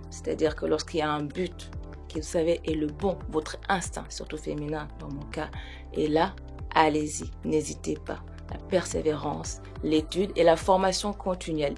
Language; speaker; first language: French; non-native, local second language; Wolof